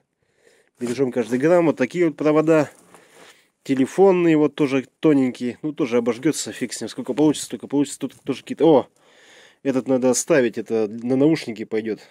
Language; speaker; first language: Russian; native; Russian